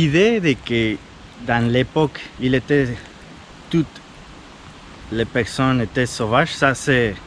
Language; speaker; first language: French; non-native, fluent; Spanish